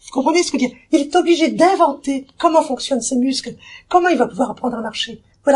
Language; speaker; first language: French; native; French